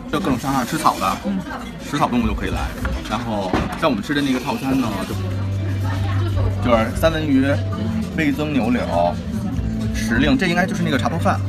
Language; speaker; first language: Chinese; native; Chinese